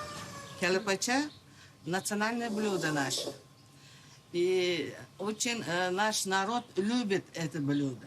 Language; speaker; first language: Russian; non-native, fluent; Uzbek